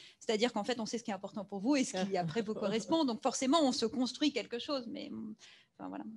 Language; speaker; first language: French; native; French